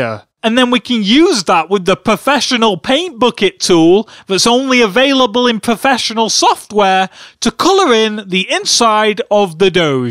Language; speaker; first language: English; native; English